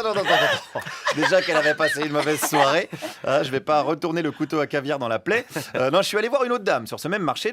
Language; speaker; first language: French; native; French